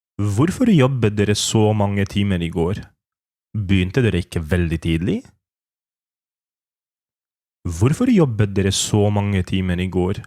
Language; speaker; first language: Norwegian; non-native, fluent; Polish